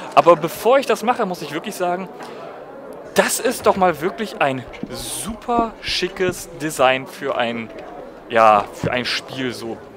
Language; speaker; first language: German; native; German